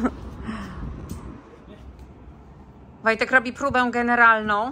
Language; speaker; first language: Polish; native; Polish